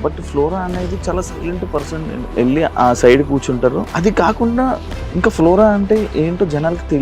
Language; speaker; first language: Telugu; native; Telugu